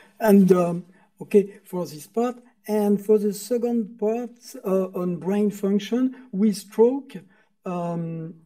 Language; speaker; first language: English; non-native, fluent; French